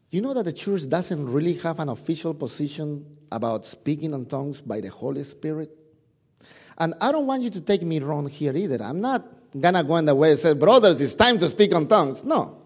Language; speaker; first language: English; non-native, fluent; Spanish